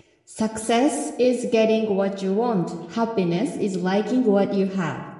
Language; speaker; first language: English; non-native, fluent; Japanese